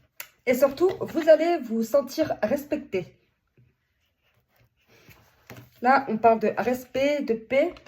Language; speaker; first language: French; native; French